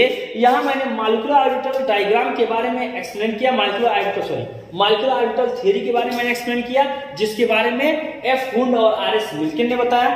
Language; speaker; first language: Hindi; native; Hindi